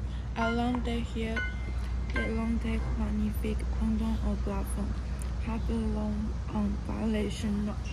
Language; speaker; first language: French; non-native, learner; Chinese